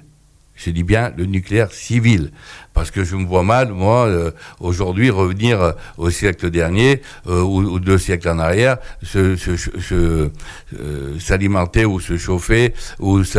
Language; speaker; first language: French; native; French